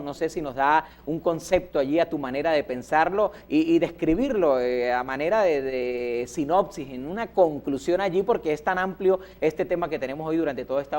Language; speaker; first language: Spanish; native; Spanish